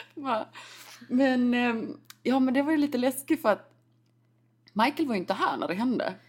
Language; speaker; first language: Swedish; native; Swedish